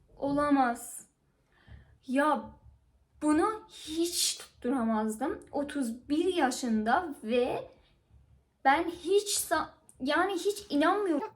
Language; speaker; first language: Turkish; non-native, fluent; Persian